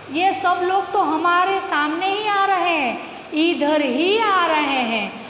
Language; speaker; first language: Hindi; non-native, local second language; Gujarati